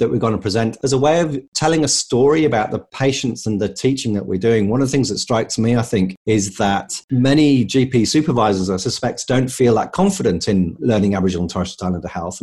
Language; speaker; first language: English; native; English